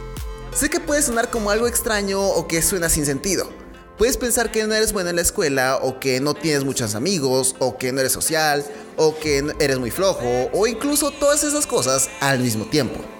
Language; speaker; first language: Spanish; native; Spanish